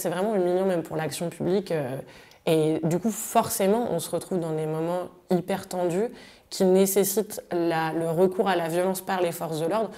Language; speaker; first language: French; native; French